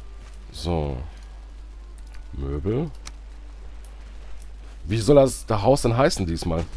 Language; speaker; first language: German; native; German